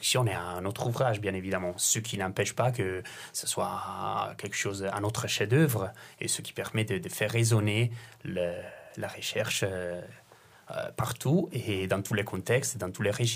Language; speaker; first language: French; non-native, fluent; Italian